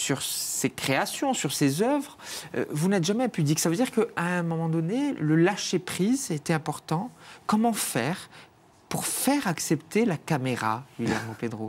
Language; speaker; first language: French; native; French